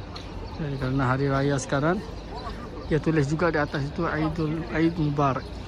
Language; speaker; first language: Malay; early bilingual, heritage; Malay